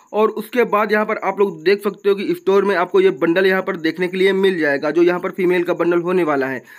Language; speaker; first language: Hindi; native; Hindi